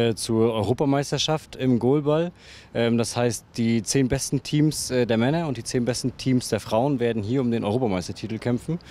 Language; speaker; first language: German; native; German